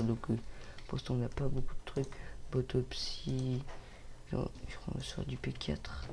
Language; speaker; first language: French; native; French